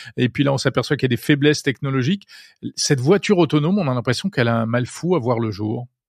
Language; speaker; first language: French; native; French